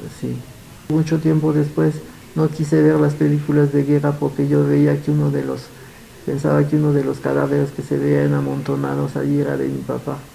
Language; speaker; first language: Spanish; early bilingual, other home language; Yiddish